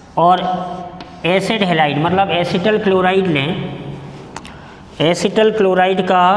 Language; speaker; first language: Hindi; native; Hindi